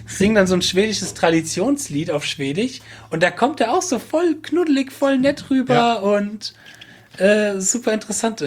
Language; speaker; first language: German; native; German